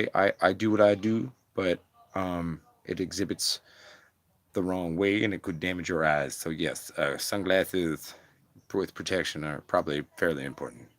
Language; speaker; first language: English; native; English